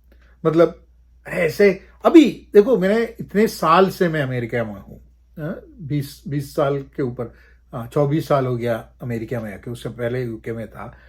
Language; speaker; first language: Hindi; non-native, local second language; Malayalam